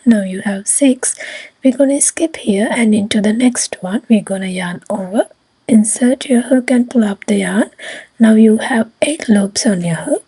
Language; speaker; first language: English; non-native, fluent; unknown